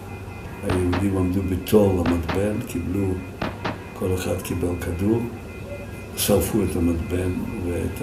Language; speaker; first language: Hebrew; non-native, fluent; Yiddish